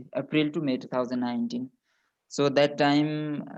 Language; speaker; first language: English; non-native, local second language; Nepali